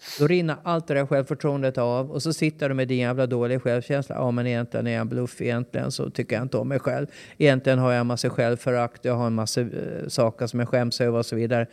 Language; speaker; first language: Swedish; native; Swedish